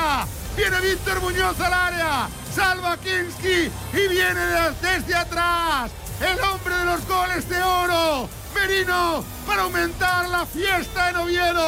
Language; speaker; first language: Spanish; native; Spanish